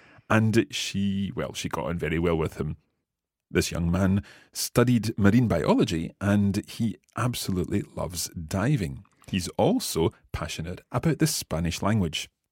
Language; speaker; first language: English; native; English